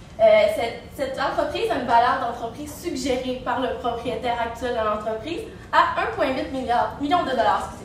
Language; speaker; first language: French; native; French